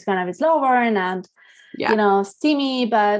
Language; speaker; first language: English; non-native, fluent; Spanish